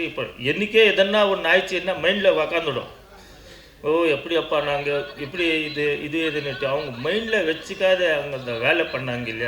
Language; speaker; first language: Tamil; non-native, learner; Kannada